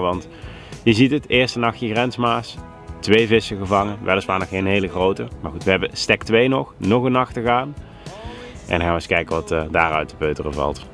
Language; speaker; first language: Dutch; native; Dutch